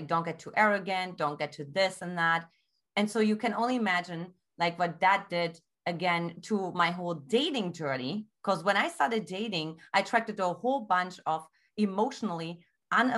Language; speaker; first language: English; non-native, fluent; German